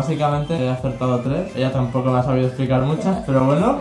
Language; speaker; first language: Spanish; native; Spanish